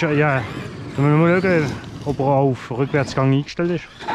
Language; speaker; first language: German; non-native, fluent; French